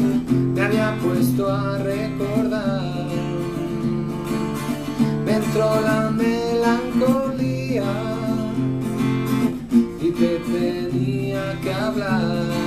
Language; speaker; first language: Spanish; native; Spanish